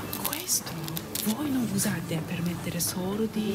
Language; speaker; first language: Italian; non-native, learner; Japanese